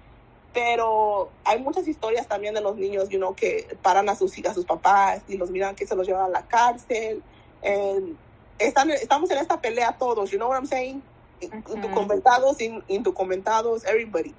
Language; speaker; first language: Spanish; early bilingual, other home language; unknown